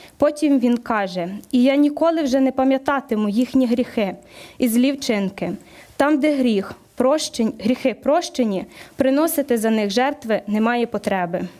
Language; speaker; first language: Ukrainian; native; Ukrainian